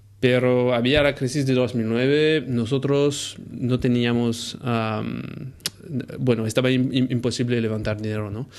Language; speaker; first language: Spanish; non-native, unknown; French